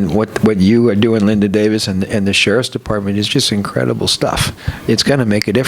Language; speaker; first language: English; native; English